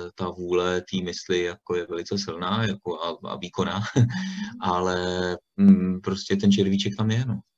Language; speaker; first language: Czech; native; Czech